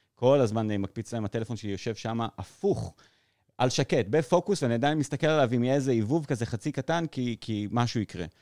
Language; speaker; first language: Hebrew; native; Hebrew